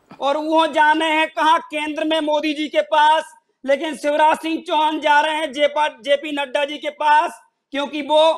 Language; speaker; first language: Hindi; native; Hindi